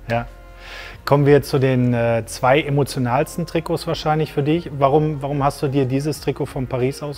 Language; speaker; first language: German; native; German